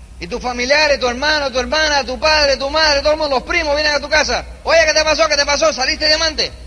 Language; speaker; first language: Spanish; early bilingual, heritage; Spanish